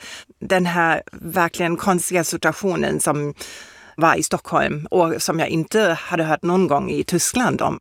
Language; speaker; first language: Swedish; non-native, fluent; German